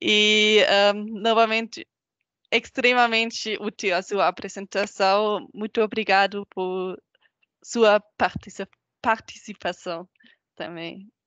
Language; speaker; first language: Portuguese; non-native, fluent; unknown